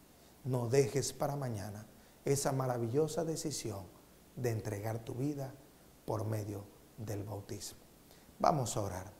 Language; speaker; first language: Spanish; native; Spanish